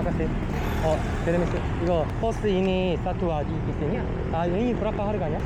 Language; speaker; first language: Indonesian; non-native, learner; Korean